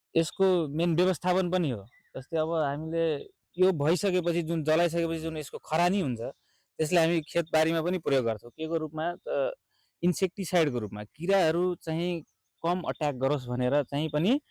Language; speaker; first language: Nepali; non-native, local second language; Maithili